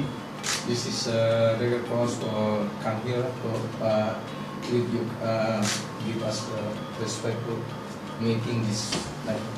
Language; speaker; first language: English; non-native, learner; Indonesian